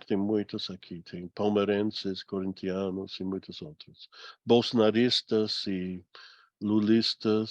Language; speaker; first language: Portuguese; non-native, fluent; English